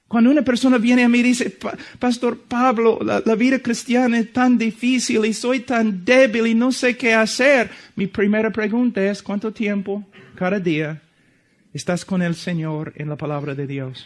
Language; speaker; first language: Spanish; non-native, fluent; English